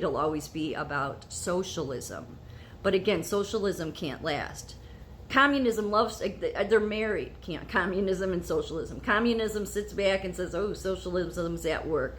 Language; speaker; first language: English; native; English